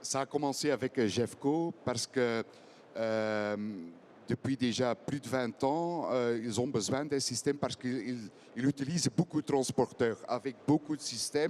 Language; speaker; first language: French; non-native, fluent; Dutch